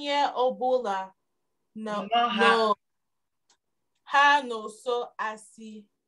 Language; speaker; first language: Igbo; early bilingual, heritage; Igbo